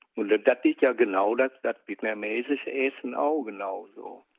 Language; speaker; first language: German; non-native, learner; Vietnamese